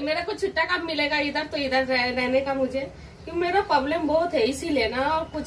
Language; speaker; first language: Hindi; non-native, local second language; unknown